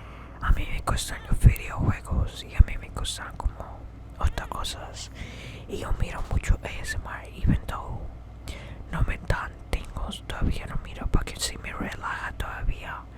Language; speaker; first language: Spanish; early bilingual, heritage; English